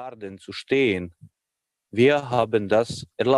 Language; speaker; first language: German; non-native, learner; Croatian